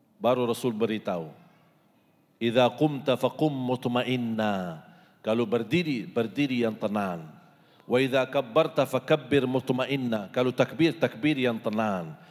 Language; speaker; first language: Malay; non-native, fluent; Arabic